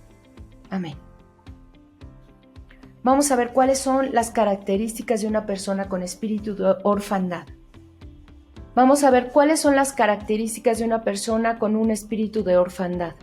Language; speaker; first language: Spanish; native; Spanish